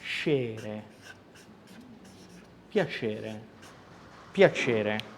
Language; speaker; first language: Italian; non-native, fluent; Portuguese